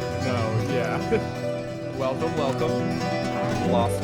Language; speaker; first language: English; native; English